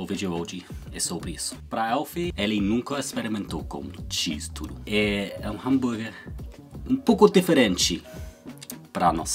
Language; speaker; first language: Portuguese; non-native, learner; English